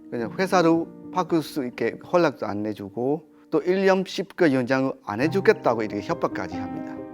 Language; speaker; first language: Korean; non-native, fluent; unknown